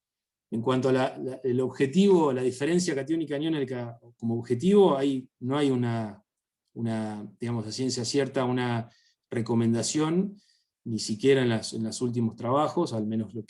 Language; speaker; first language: Spanish; native; Spanish